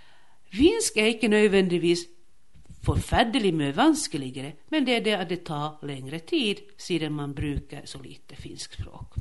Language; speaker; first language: Swedish; non-native, local second language; Finnish